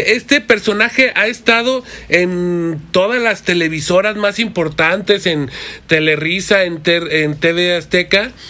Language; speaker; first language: Spanish; native; Spanish